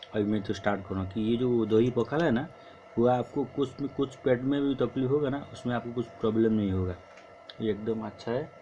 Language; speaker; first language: Hindi; non-native, local second language; Odia